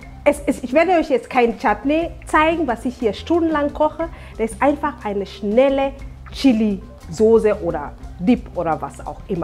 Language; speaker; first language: German; non-native, fluent; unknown